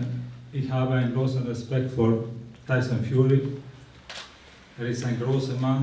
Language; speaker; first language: German; non-native, fluent; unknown